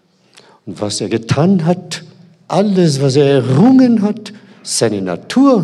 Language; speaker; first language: German; non-native, fluent; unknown